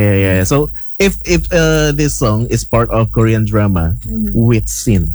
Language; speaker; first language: English; non-native, fluent; Indonesian